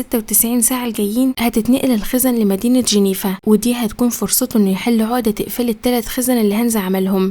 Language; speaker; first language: Arabic; native; Arabic